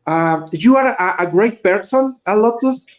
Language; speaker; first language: English; non-native, learner; Spanish